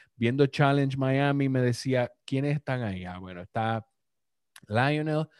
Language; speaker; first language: Spanish; native; Spanish